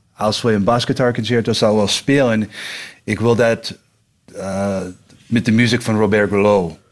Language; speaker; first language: Dutch; non-native, learner; English